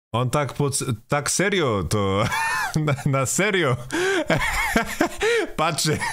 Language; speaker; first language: Polish; non-native, learner; Swedish